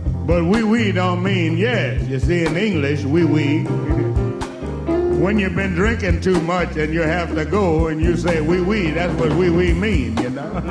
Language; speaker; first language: English; native; English